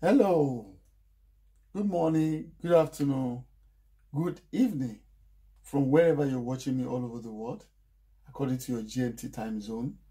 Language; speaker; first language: English; non-native, local second language; Yoruba